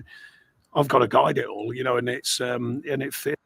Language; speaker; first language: English; native; English